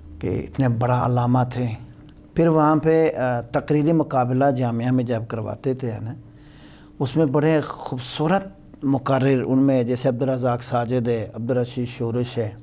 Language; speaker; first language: Urdu; non-native, local second language; Punjabi